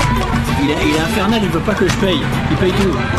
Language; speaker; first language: French; native; French